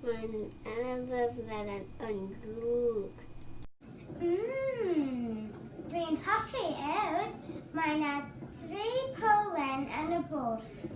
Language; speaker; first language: Welsh; non-native, learner; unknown